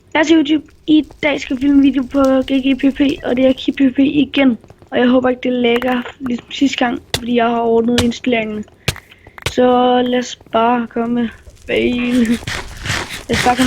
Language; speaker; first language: Danish; native; Danish